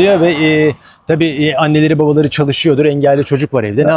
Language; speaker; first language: Turkish; native; Turkish